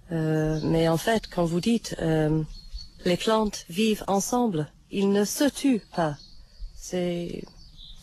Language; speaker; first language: French; non-native, fluent; English